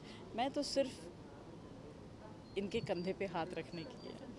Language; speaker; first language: Hindi; native; Hindi